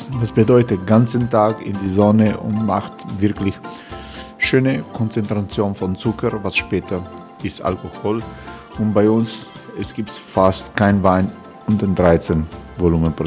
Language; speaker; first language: German; non-native, learner; Croatian